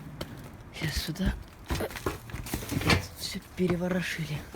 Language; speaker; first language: Russian; native; Russian